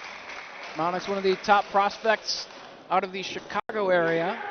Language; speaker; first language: English; native; English